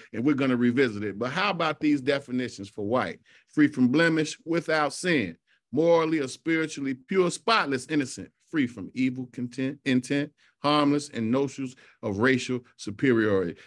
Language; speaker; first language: English; native; English